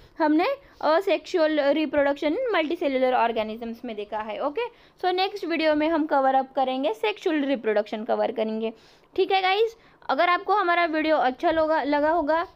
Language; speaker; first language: Hindi; non-native, local second language; Marathi